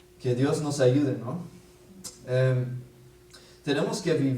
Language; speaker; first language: Spanish; non-native, fluent; English